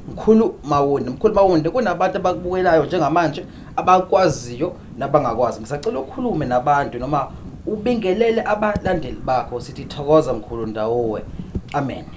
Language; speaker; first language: Zulu; native; Zulu